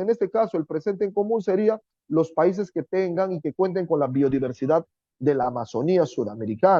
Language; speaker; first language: Spanish; native; Spanish